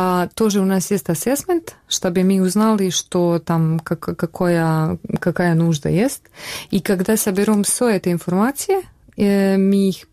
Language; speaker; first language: Russian; non-native, learner; Bosnian